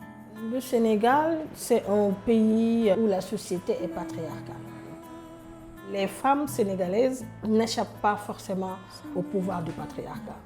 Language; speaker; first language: French; non-native, local second language; Wolof